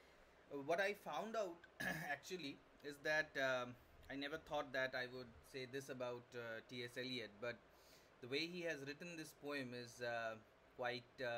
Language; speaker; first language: English; non-native, local second language; Bangla